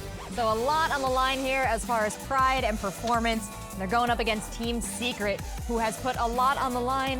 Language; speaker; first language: English; native; English